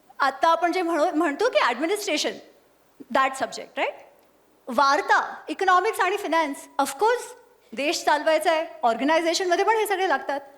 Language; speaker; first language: Marathi; non-native, local second language; Gujarati